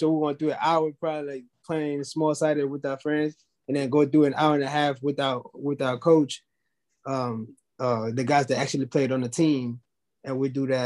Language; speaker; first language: English; non-native, local second language; Zulu